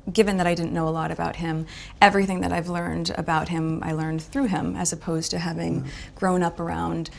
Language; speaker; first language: English; native; English